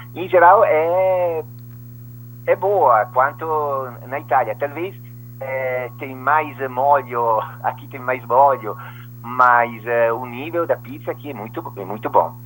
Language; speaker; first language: Portuguese; non-native, fluent; Italian